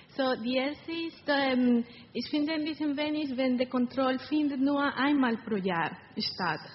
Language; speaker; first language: German; non-native, learner; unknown